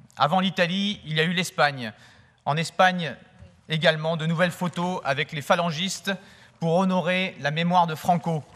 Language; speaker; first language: French; native; French